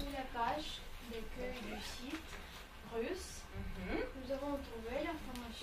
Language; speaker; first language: French; non-native, learner; Russian